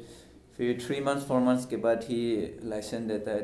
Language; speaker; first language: Hindi; non-native, local second language; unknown